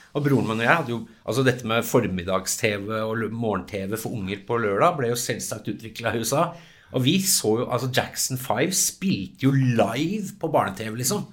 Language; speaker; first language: Norwegian; early bilingual, other home language; English